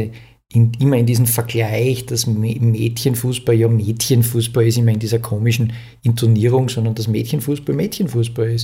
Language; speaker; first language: German; native; German